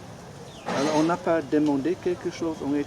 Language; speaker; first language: French; non-native, fluent; German